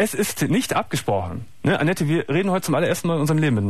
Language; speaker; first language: German; native; German